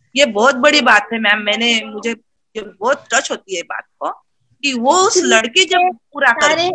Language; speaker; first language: Hindi; non-native, local second language; Marathi